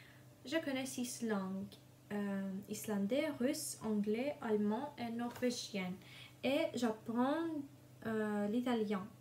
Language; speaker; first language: French; non-native, learner; Russian